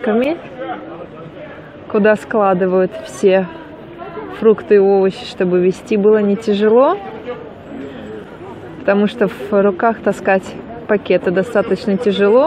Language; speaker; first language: Russian; native; Russian